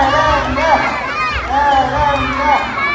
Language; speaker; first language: Korean; native; Korean